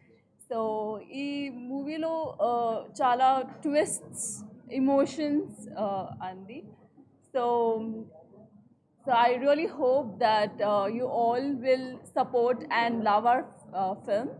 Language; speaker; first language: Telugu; non-native, learner; Hindi